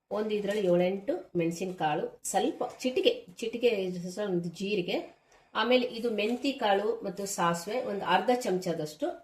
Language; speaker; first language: Kannada; native; Kannada